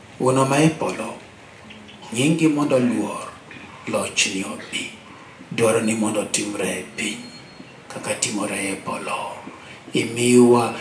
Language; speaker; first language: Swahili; non-native, local second language; Luo (Kenya and Tanzania)